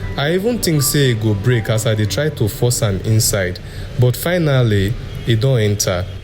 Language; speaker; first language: Nigerian Pidgin; native; Nigerian Pidgin